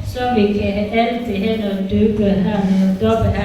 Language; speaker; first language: Danish; non-native, learner; Kinyarwanda